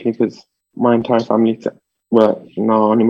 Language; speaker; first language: English; early bilingual, other home language; French